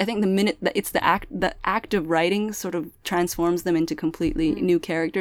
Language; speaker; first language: English; early bilingual, other home language; Pangasinan